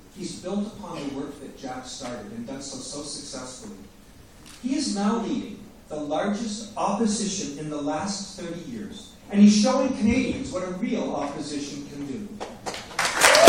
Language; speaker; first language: English; native; English